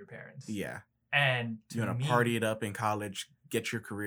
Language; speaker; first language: English; native; English